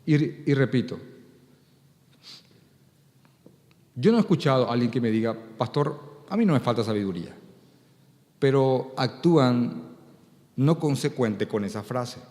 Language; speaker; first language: Spanish; native; Spanish